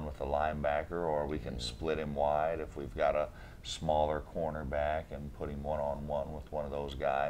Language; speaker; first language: English; native; English